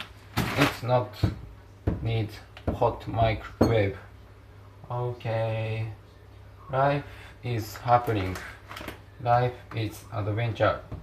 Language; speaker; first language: English; non-native, learner; Japanese